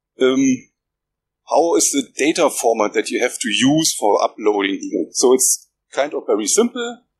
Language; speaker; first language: English; non-native, fluent; German